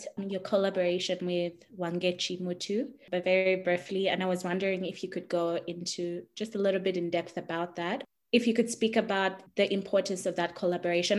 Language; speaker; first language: English; non-native, local second language; Ganda